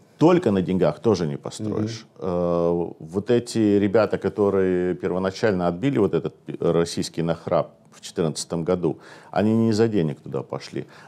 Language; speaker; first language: Russian; native; Russian